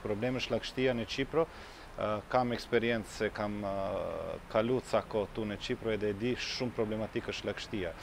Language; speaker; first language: Albanian; non-native, fluent; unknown